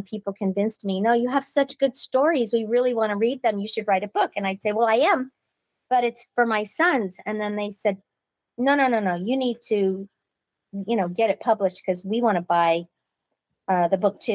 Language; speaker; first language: English; native; English